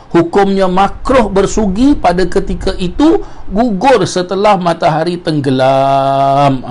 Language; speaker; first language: Malay; native; Malay